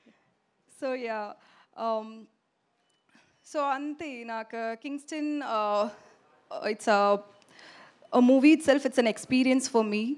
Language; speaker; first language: Telugu; non-native, learner; Tamil